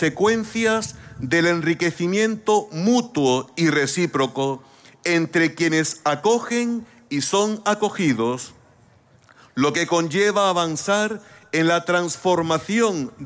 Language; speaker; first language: Spanish; native; Spanish